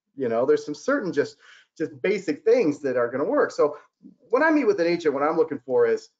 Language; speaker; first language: English; native; English